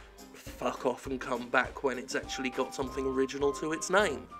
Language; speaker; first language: English; native; English